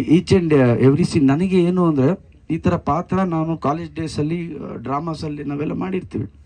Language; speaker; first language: Kannada; native; Kannada